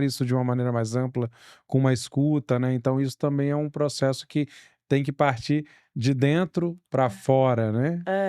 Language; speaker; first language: Portuguese; native; Portuguese